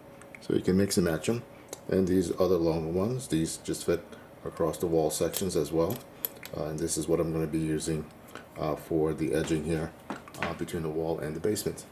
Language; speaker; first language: English; native; English